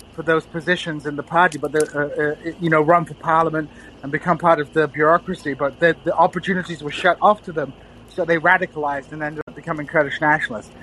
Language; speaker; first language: English; native; English